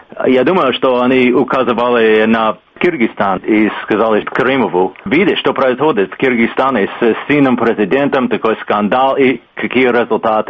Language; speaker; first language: Russian; non-native, fluent; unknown